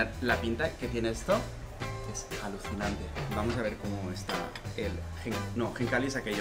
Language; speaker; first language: Spanish; native; Spanish